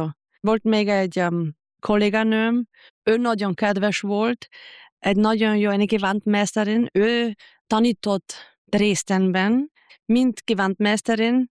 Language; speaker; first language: Hungarian; non-native, fluent; German